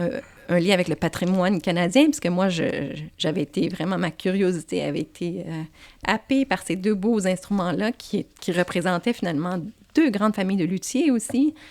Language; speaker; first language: French; native; French